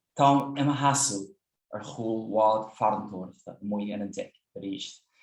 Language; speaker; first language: Irish; non-native, fluent; Dutch